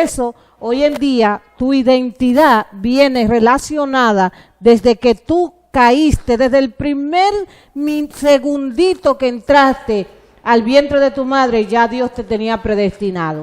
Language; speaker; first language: Spanish; native; Spanish